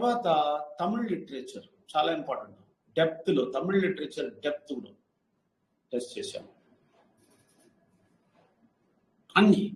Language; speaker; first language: Telugu; non-native, learner; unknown